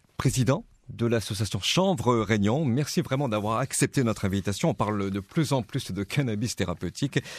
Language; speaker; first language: French; native; French